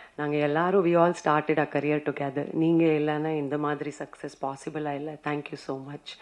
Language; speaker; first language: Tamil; non-native, fluent; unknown